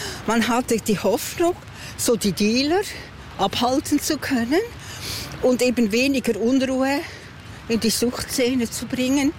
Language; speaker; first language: German; native; German